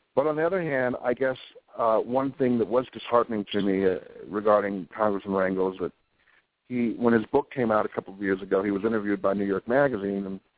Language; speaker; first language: English; native; English